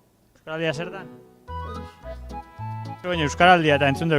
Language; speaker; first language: Basque; native; Basque